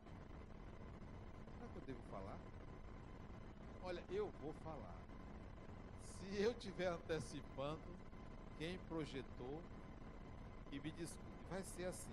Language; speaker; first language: Portuguese; native; Portuguese